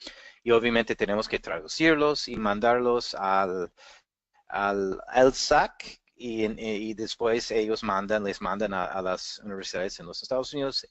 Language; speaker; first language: Spanish; non-native, fluent; English